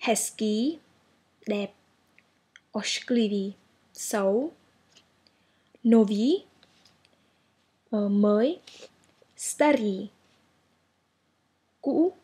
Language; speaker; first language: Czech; non-native, fluent; Vietnamese